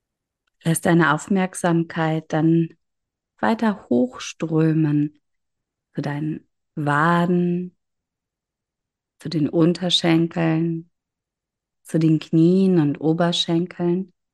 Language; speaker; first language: German; native; German